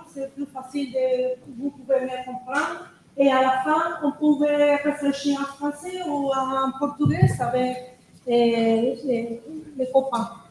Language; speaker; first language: French; non-native, learner; Spanish